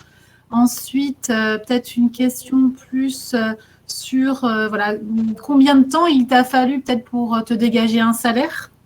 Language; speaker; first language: French; native; French